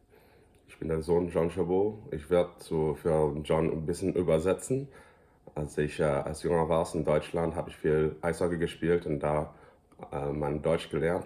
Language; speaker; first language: German; early bilingual, heritage; English